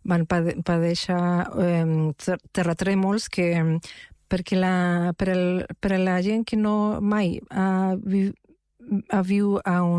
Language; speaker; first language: Catalan; non-native, fluent; Spanish